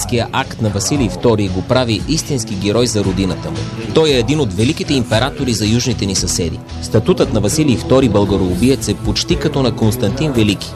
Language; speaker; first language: Bulgarian; native; Bulgarian